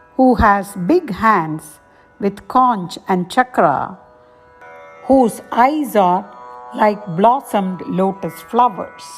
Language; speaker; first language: English; non-native, local second language; Tamil